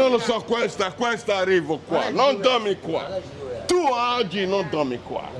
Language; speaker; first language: Italian; non-native, learner; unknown